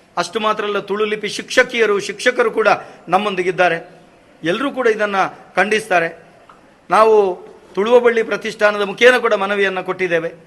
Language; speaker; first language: Kannada; non-native, local second language; Tulu